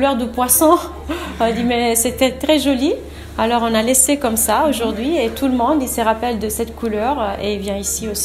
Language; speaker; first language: French; non-native, fluent; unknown